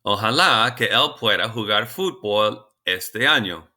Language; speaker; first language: Spanish; non-native, fluent; English